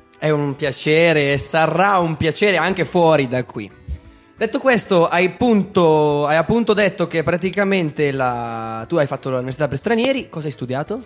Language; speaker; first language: Italian; native; Italian